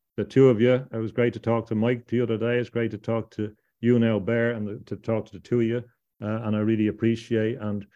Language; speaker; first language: English; native; English